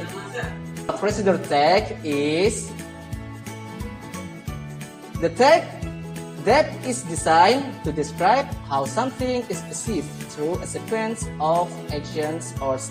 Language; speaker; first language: English; non-native, learner; Indonesian